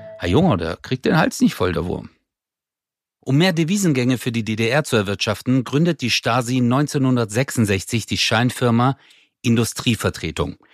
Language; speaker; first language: German; early bilingual, other home language; Turkish